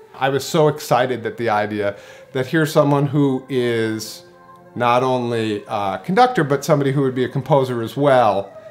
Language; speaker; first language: English; native; English